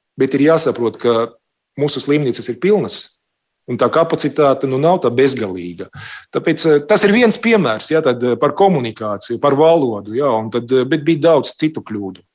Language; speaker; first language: Latvian; non-native, local second language; Russian